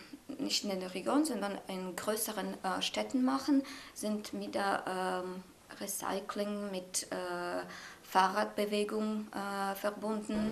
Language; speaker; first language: German; non-native, fluent; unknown